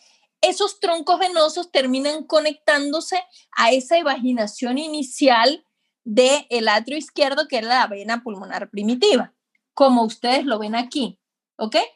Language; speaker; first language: Spanish; native; Spanish